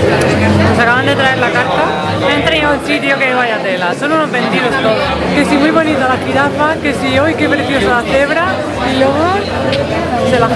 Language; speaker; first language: Spanish; native; Spanish